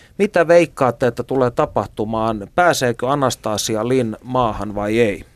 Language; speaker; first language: Finnish; native; Finnish